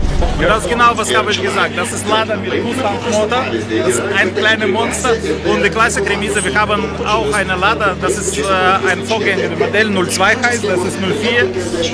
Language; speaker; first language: German; non-native, learner; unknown